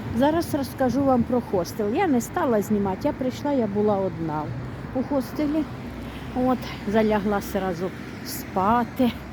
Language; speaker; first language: Ukrainian; native; Ukrainian